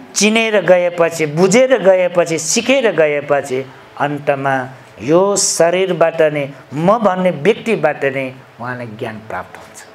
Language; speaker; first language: Nepali; non-native, local second language; Newari